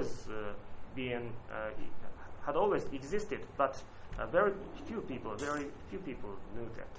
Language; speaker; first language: English; non-native, learner; Japanese